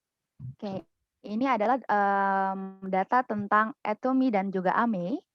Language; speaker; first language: Indonesian; native; Indonesian